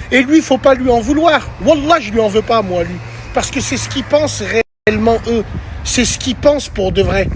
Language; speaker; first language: French; native; French